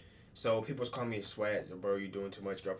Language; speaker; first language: English; native; English